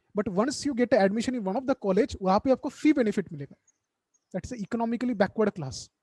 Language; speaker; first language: Hindi; non-native, local second language; Marathi